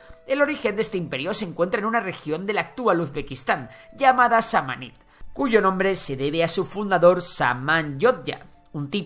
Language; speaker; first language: Spanish; native; Spanish